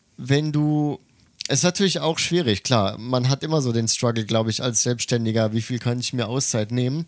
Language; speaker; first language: German; native; German